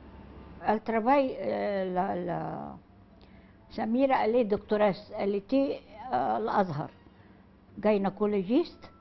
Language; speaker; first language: French; non-native, learner; Arabic